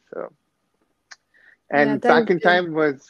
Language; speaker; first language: English; native; English